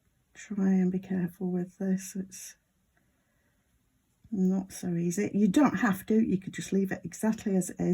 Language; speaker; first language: English; native; English